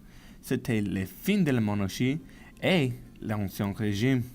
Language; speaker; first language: French; non-native, learner; English